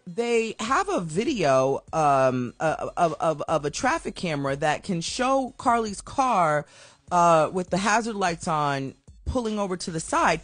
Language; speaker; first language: English; native; English